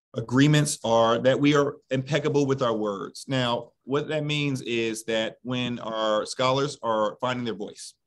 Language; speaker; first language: English; native; English